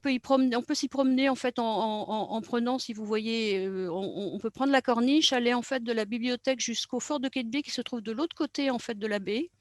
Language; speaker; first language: French; native; French